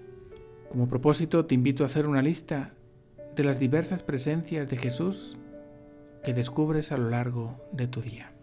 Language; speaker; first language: Spanish; native; Spanish